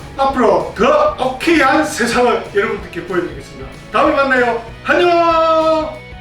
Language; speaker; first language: Korean; native; Korean